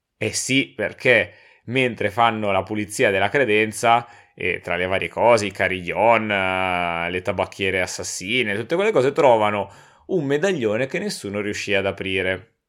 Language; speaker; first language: Italian; native; Italian